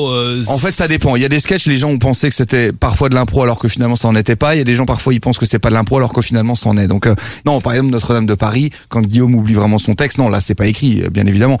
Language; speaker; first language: French; native; French